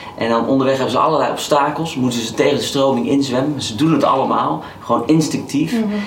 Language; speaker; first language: Dutch; native; Dutch